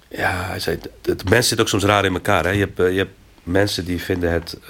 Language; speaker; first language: Dutch; native; Dutch